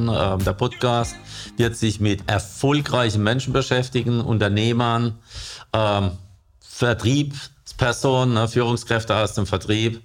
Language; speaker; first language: German; native; German